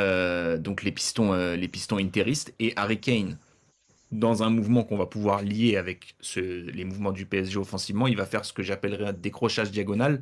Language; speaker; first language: French; native; French